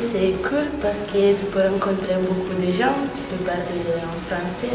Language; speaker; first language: French; non-native, learner; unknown